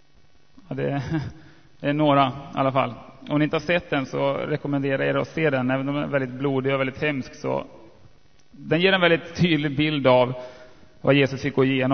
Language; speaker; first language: Swedish; native; Swedish